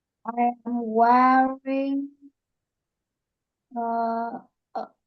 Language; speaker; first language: English; non-native, learner; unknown